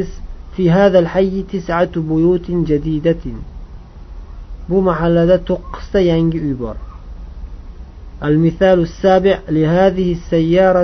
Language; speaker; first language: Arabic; non-native, fluent; Uzbek